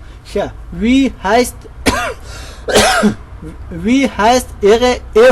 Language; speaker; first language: German; non-native, fluent; Pashto